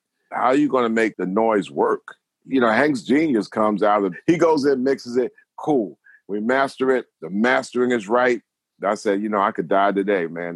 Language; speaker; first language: English; native; English